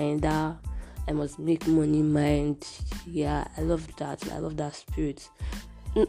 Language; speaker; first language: English; non-native, local second language; Yoruba